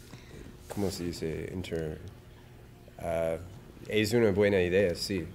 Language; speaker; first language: Spanish; non-native, learner; English